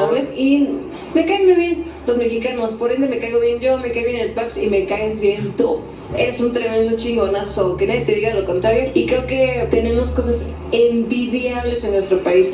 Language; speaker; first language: Spanish; native; Spanish